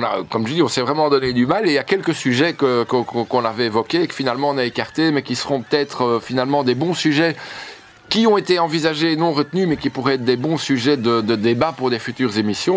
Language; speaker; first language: French; native; French